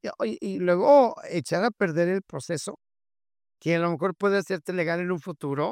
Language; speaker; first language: Spanish; native; Spanish